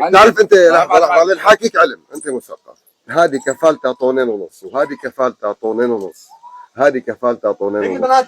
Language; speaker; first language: Arabic; native; Arabic